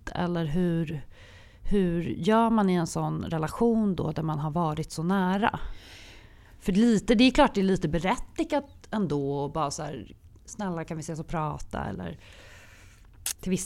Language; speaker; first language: Swedish; native; Swedish